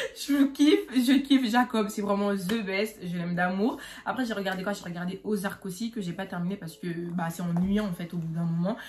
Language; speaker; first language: French; native; French